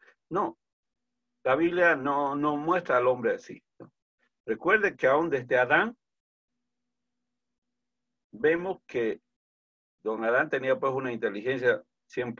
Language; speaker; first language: Spanish; native; Spanish